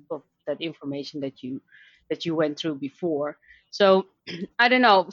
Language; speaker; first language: English; non-native, fluent; Dutch